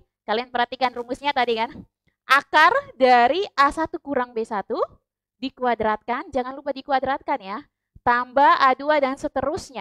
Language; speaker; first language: Indonesian; native; Indonesian